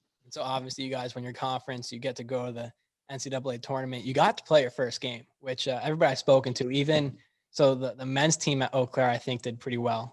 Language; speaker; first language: English; native; English